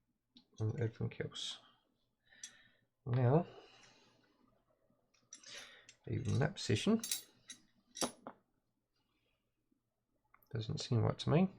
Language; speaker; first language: English; native; English